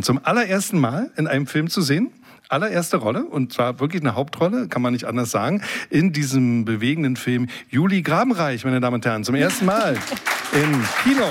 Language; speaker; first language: German; native; German